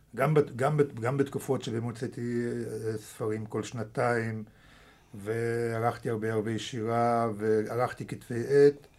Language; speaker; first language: Hebrew; early bilingual, other home language; Russian